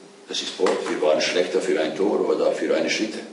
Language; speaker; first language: German; non-native, fluent; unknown